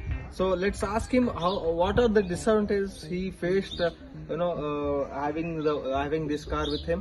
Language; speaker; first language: English; non-native, local second language; Kannada